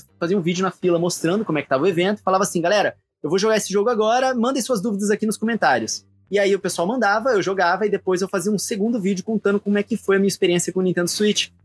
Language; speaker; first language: Portuguese; native; Portuguese